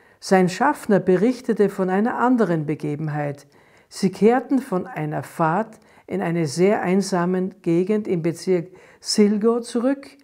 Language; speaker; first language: German; native; German